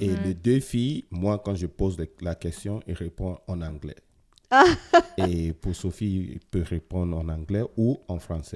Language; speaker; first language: French; non-native, fluent; Ewe